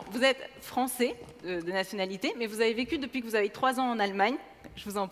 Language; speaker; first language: French; native; French